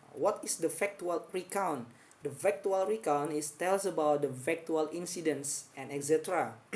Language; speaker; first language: English; non-native, fluent; Indonesian